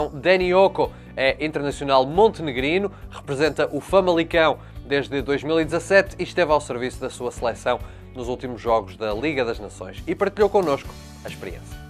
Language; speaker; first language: Portuguese; native; Portuguese